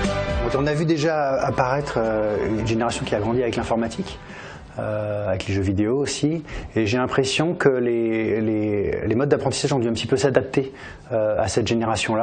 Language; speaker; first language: French; native; French